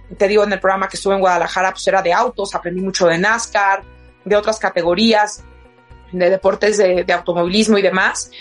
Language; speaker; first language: Spanish; native; Spanish